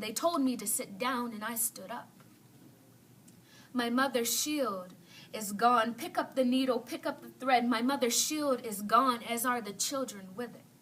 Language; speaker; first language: English; native; English